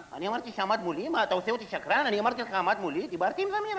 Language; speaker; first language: Hebrew; native; Hebrew